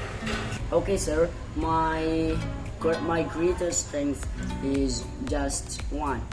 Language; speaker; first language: English; non-native, learner; Indonesian